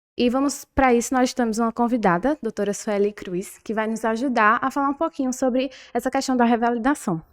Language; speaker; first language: Portuguese; native; Portuguese